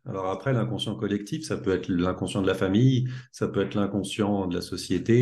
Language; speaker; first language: French; native; French